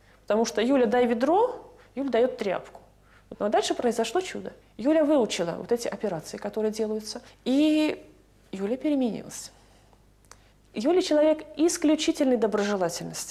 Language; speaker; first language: Russian; native; Russian